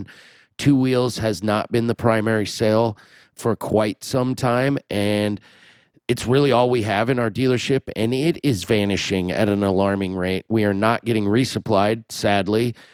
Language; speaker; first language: English; native; English